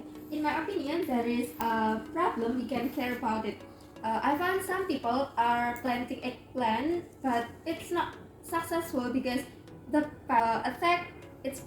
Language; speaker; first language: English; non-native, learner; Indonesian